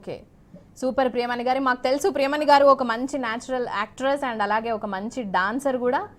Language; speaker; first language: Telugu; native; Telugu